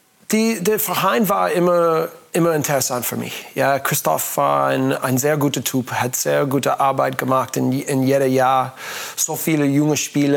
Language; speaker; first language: German; non-native, learner; English